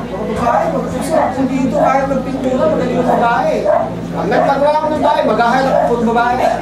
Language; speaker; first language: Filipino; native; Filipino